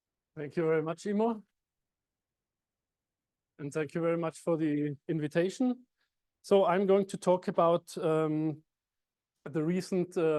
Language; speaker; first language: English; non-native, fluent; German